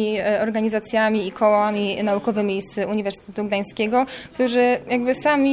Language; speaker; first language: Polish; native; Polish